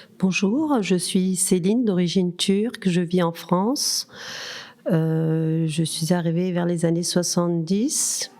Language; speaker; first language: French; early bilingual, other home language; Turkish